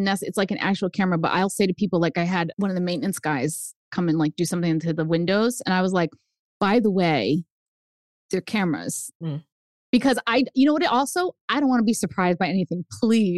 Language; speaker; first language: English; early bilingual, other home language; Spanish